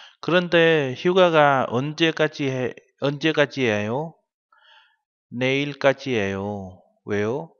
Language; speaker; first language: Korean; non-native, learner; Vietnamese